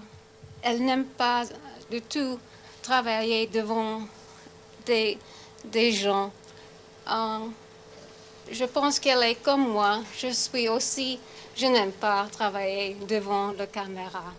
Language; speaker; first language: French; non-native, learner; English